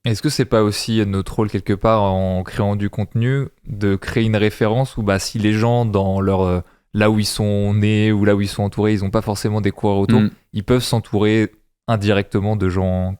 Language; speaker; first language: French; native; French